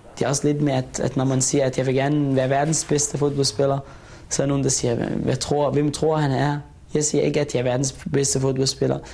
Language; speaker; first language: Danish; non-native, fluent; Arabic